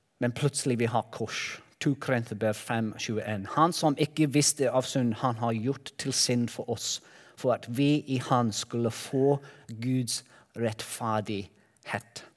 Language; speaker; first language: Norwegian; non-native, learner; Welsh